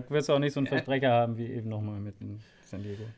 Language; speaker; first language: German; native; German